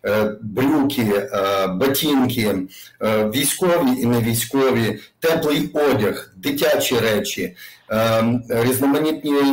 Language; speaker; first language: Ukrainian; native; Ukrainian